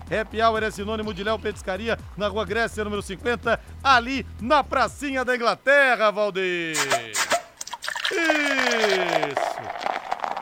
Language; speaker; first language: Portuguese; native; Portuguese